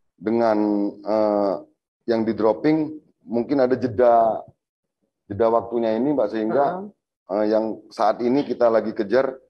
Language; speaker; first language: Indonesian; native; Indonesian